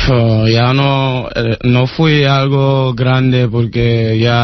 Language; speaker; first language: Spanish; non-native, learner; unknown